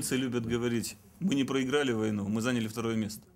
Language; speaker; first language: Russian; native; Russian